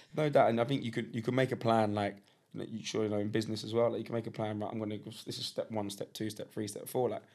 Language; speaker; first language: English; native; English